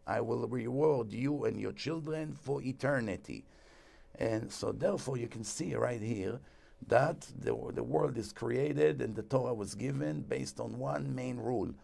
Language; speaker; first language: English; non-native, fluent; Hebrew